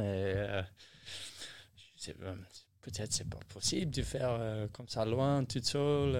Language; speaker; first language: French; non-native, learner; English